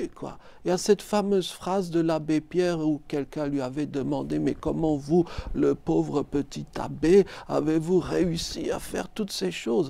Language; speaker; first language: French; native; French